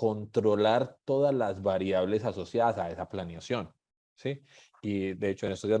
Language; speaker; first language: Spanish; native; Spanish